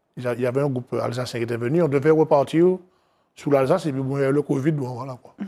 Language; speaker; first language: French; native; French